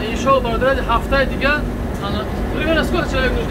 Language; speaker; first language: Russian; non-native, local second language; Tajik